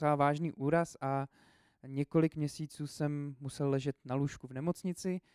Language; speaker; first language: Czech; native; Czech